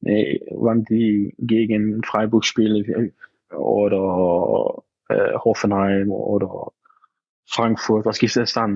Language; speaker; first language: German; non-native, fluent; Dutch